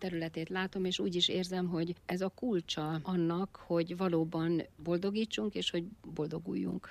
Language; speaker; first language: Hungarian; native; Hungarian